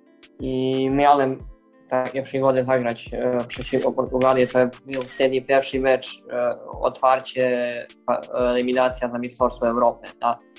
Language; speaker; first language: Polish; non-native, learner; Serbian